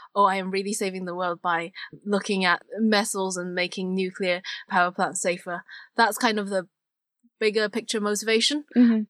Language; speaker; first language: English; non-native, local second language; Cantonese